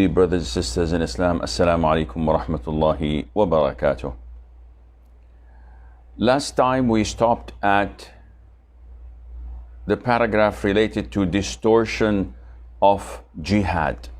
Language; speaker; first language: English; non-native, fluent; Arabic